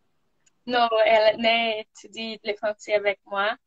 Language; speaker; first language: French; non-native, learner; Portuguese